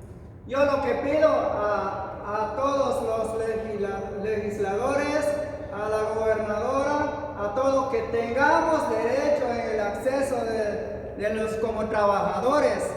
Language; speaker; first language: Spanish; non-native, local second language; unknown